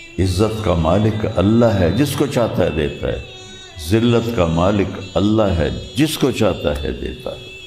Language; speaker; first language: Urdu; non-native, local second language; Punjabi